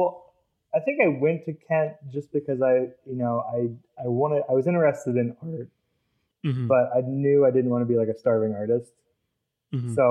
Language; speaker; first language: English; native; English